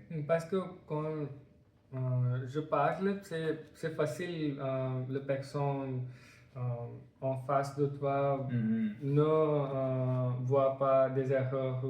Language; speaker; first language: French; non-native, learner; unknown